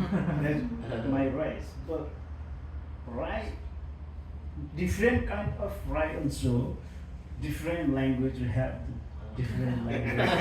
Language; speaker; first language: English; non-native, learner; Nepali